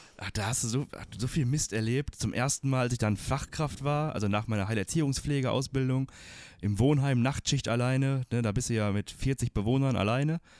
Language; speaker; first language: German; early bilingual, other home language; Turkish